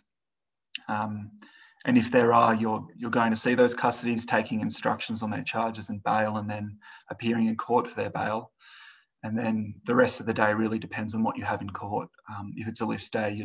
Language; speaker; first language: English; native; English